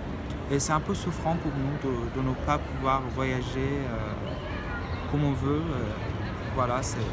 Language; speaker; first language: French; non-native, fluent; Persian